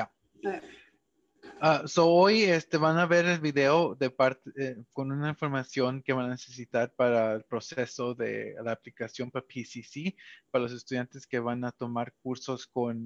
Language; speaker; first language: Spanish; early bilingual, heritage; Spanish